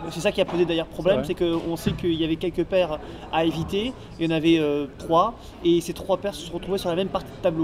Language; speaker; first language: French; native; French